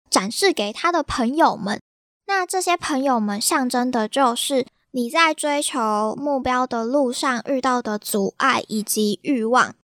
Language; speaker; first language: Chinese; native; Chinese